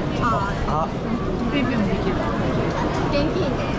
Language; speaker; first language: Korean; non-native, learner; Japanese